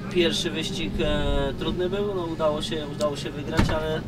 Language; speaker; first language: Polish; native; Polish